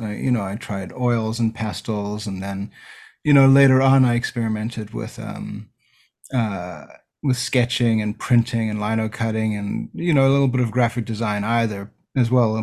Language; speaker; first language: English; native; English